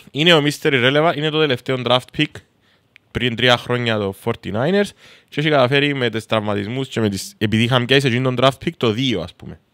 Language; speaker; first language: Greek; native; Greek